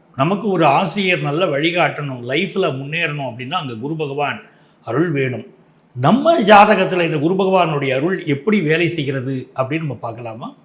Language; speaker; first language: Tamil; native; Tamil